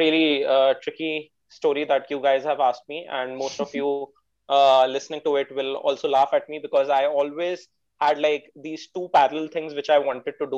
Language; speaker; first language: English; non-native, local second language; Hindi